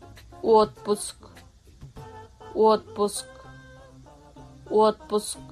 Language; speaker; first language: Russian; non-native, fluent; Kazakh